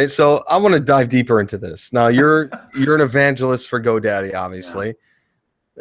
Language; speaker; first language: English; native; English